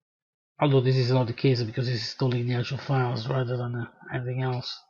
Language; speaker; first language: English; non-native, fluent; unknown